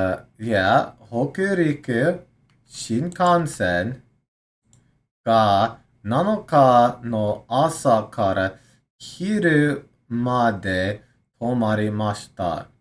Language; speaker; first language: Japanese; non-native, learner; English